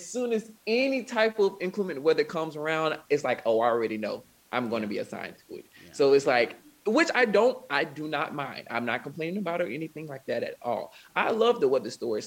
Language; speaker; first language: English; native; English